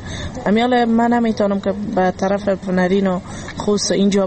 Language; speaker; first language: Persian; native; Persian